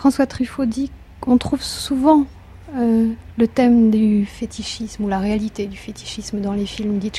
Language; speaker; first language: French; native; French